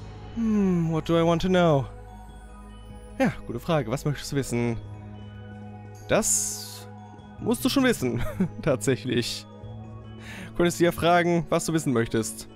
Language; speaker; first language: German; native; German